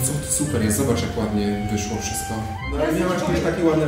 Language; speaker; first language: Polish; native; Polish